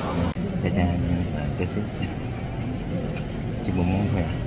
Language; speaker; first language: Vietnamese; non-native, learner; Korean